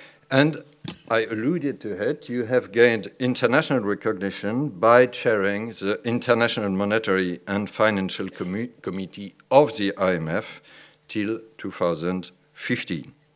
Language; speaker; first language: English; non-native, fluent; French